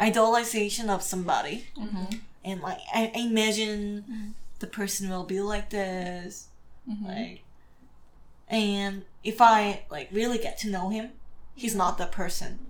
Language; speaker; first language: English; non-native, learner; Korean